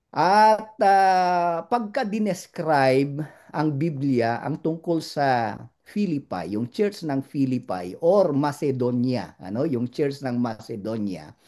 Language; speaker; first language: Filipino; non-native, local second language; Iloko